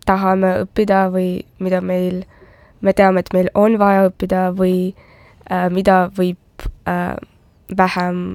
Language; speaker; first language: Estonian; non-native, local second language; Russian